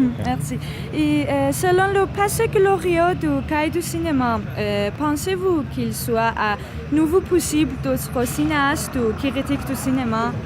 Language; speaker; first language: French; non-native, learner; Persian